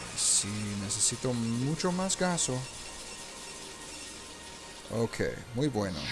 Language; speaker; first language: Spanish; non-native, learner; English